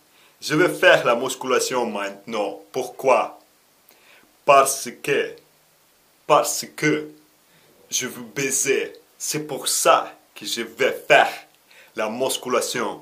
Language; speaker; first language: French; non-native, learner; Russian